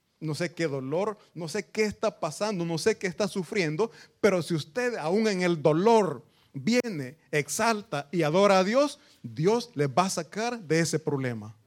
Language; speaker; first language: Spanish; native; Spanish